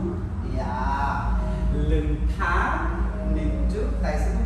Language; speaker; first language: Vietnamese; non-native, learner; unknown